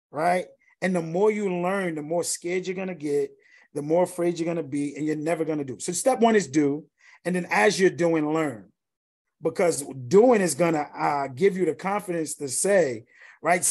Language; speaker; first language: English; native; English